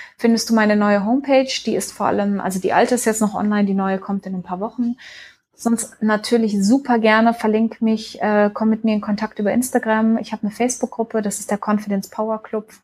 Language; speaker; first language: German; early bilingual, heritage; German